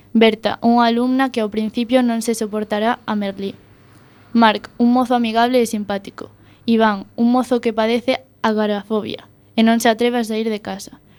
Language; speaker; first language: Galician; non-native, local second language; Spanish